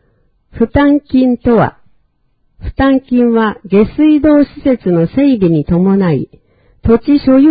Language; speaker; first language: Japanese; native; Japanese